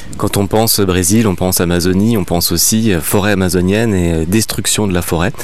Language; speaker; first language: French; native; French